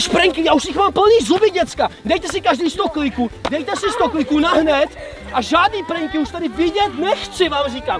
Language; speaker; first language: Czech; native; Czech